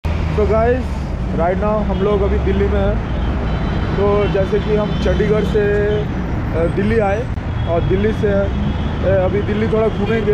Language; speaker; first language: Hindi; non-native, local second language; Bangla